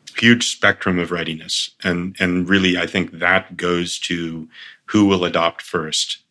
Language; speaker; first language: English; early bilingual, other home language; Armenian